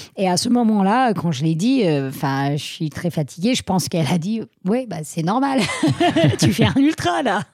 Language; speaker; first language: French; non-native, fluent; English